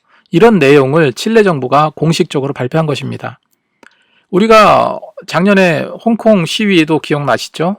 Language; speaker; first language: Korean; native; Korean